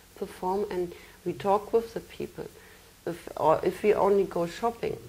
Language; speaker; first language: English; non-native, fluent; German